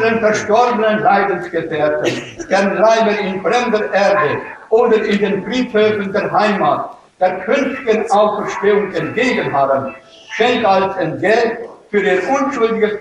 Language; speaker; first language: German; native; German